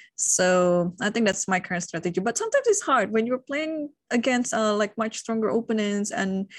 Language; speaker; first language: English; non-native, fluent; Indonesian